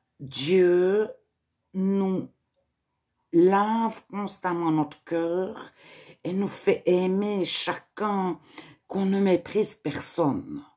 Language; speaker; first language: French; native; French